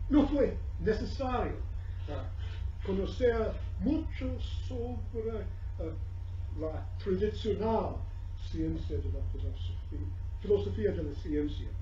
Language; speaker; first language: Spanish; non-native, learner; English